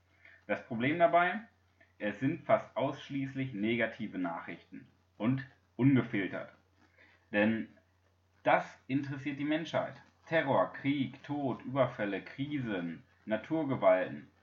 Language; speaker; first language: German; native; German